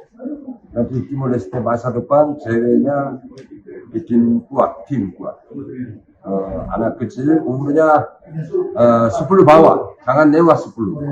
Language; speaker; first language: Indonesian; non-native, learner; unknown